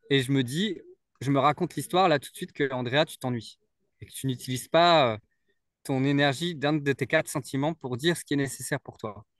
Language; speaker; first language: French; native; French